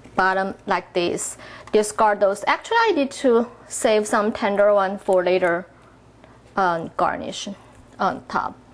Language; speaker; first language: English; non-native, learner; Chinese